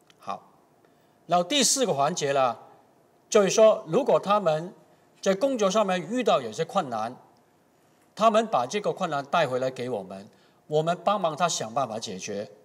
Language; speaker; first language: Chinese; non-native, local second language; Cantonese